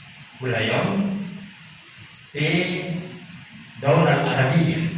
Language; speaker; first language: Arabic; non-native, fluent; Indonesian